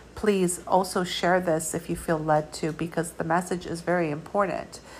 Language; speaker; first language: English; early bilingual, other home language; Georgian